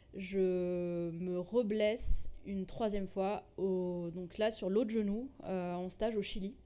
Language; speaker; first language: French; native; French